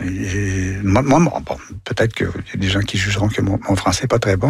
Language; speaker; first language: French; native; French